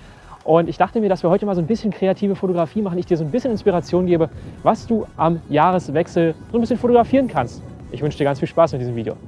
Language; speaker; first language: German; native; German